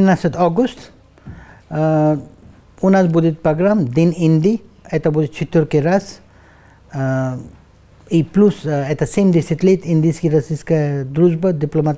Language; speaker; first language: Russian; non-native, learner; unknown